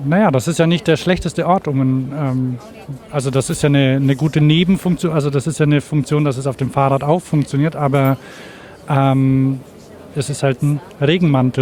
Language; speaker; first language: German; native; German